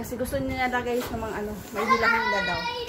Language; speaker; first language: Filipino; native; Filipino